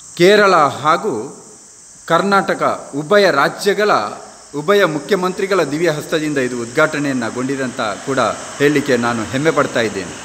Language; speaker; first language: Kannada; non-native, local second language; Tulu